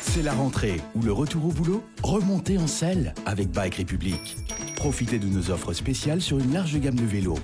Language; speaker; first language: French; native; French